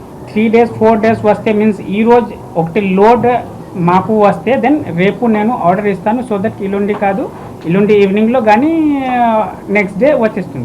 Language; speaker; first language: Telugu; non-native, fluent; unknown